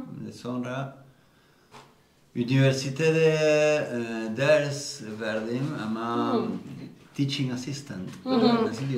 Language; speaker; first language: Turkish; non-native, learner; Spanish